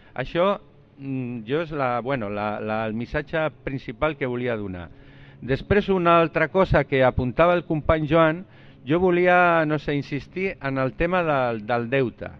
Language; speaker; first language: Catalan; non-native, local second language; Spanish